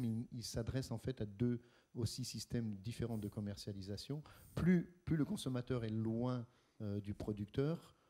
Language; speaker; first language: French; native; French